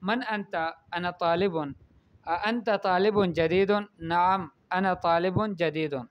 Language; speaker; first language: Arabic; non-native, fluent; Urdu